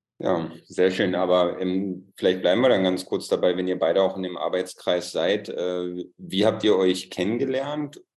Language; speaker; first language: German; native; German